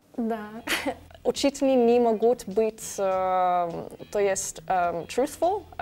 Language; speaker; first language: Russian; non-native, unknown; English